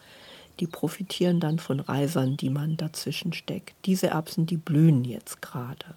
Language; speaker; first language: German; native; German